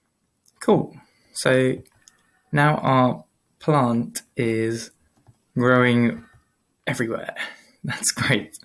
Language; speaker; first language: English; native; English